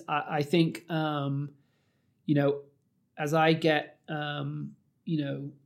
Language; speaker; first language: English; native; English